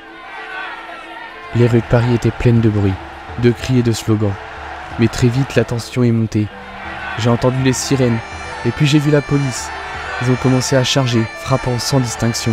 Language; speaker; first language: French; native; French